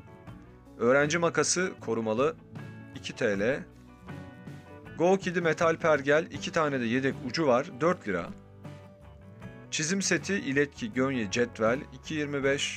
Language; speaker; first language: Turkish; native; Turkish